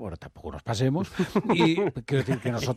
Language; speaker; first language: Spanish; native; Spanish